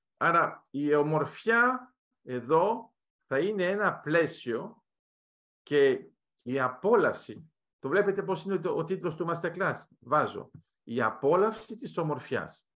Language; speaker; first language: Greek; early bilingual, heritage; Greek